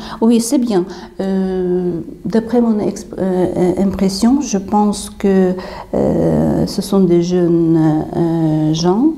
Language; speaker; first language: French; non-native, fluent; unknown